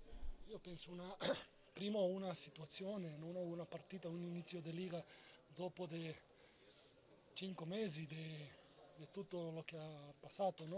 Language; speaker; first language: Italian; non-native, learner; Spanish